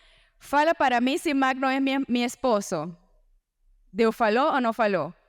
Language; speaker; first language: Portuguese; non-native, learner; Spanish